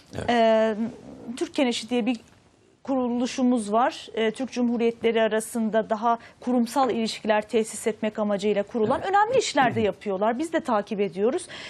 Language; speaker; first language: Turkish; native; Turkish